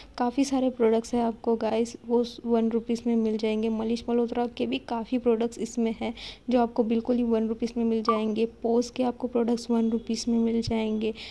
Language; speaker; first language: Hindi; native; Hindi